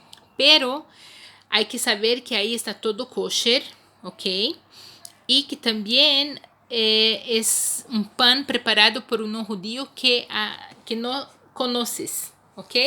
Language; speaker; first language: Spanish; non-native, fluent; Portuguese